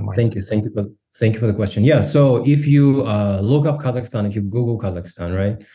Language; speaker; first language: English; non-native, fluent; Russian